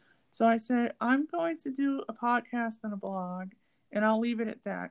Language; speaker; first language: English; native; English